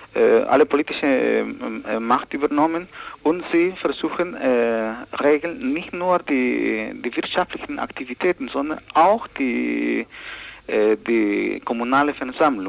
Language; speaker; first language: German; non-native, learner; Spanish